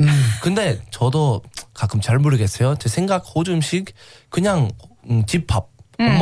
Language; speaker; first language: Korean; non-native, learner; English